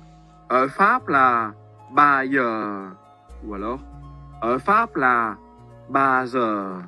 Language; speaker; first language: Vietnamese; non-native, fluent; French